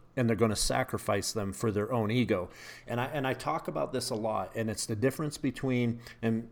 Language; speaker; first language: English; native; English